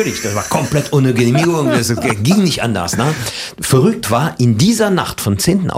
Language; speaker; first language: German; non-native, fluent; French